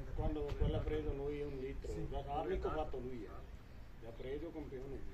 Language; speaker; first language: Italian; non-native, learner; Punjabi